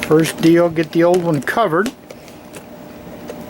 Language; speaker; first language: English; native; English